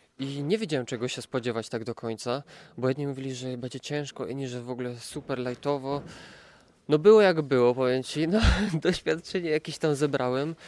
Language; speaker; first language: Polish; native; Polish